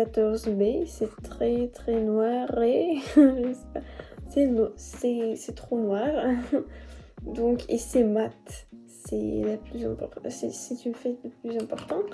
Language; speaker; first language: French; non-native, learner; Russian